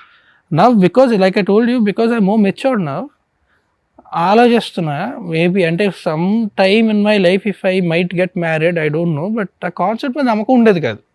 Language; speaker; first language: Telugu; native; Telugu